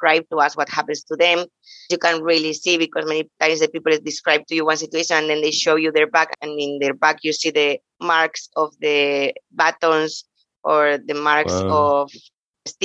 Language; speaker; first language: English; non-native, fluent; Spanish